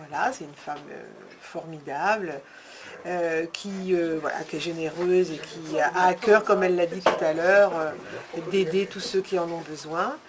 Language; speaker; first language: French; native; French